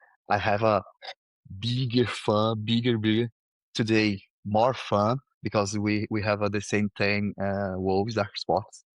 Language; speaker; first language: English; non-native, learner; Portuguese